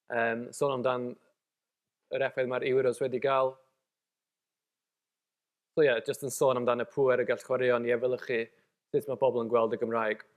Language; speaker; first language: Welsh; native; Welsh